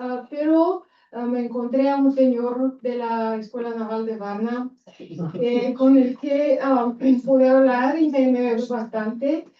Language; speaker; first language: Spanish; non-native, fluent; Bulgarian